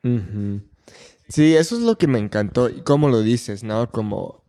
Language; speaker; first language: Spanish; non-native, fluent; English